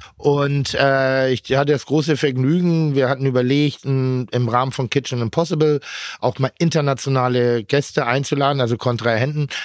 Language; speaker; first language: German; native; German